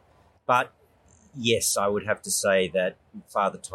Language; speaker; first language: English; native; English